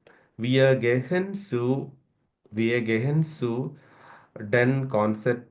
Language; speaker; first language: German; non-native, learner; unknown